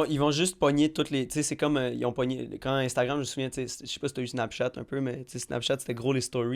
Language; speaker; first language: French; native; French